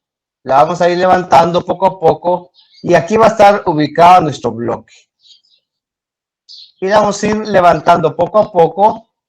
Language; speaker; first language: Spanish; native; Spanish